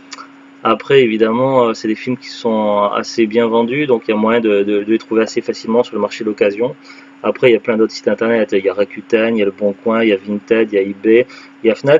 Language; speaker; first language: French; native; French